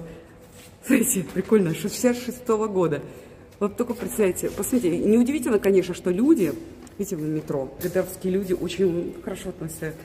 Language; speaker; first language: Russian; native; Russian